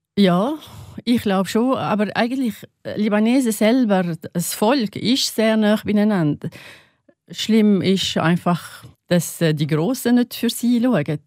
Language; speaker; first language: German; non-native, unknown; Arabic